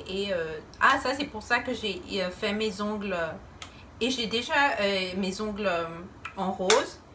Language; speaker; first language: French; non-native, fluent; Spanish